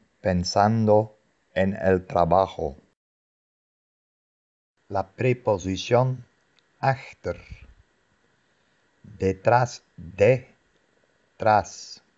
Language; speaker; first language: Spanish; non-native, fluent; Dutch